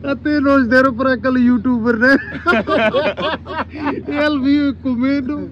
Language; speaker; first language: Portuguese; non-native, learner; Punjabi